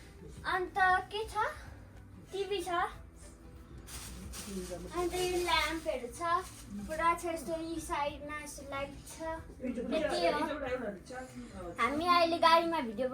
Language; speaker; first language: Nepali; non-native, local second language; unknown